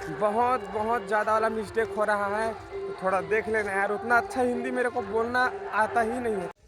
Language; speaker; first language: Hindi; non-native, local second language; Chhattisgarhi